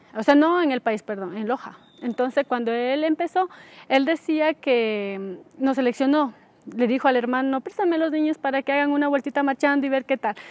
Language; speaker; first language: Spanish; native; Spanish